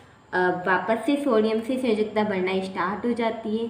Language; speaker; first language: Hindi; native; Hindi